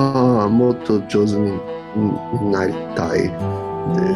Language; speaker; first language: Japanese; non-native, learner; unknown